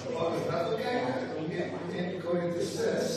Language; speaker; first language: Dutch; non-native, fluent; Indonesian